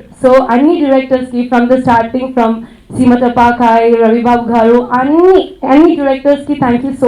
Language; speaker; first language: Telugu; non-native, learner; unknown